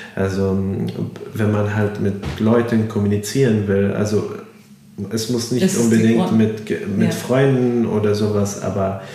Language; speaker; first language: German; non-native, fluent; Arabic